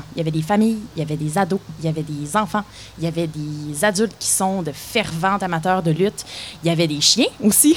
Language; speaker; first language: French; native; French